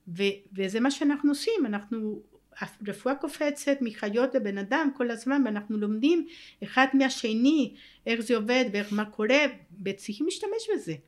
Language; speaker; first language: Hebrew; non-native, fluent; Spanish